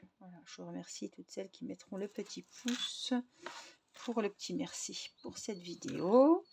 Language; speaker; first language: French; native; French